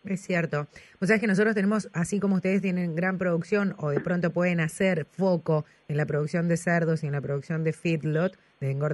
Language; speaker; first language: Spanish; native; Spanish